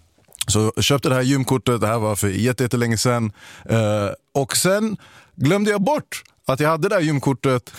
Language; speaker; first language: Swedish; native; Swedish